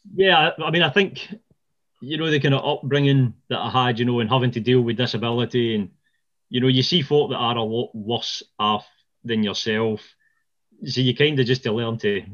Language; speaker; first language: English; native; English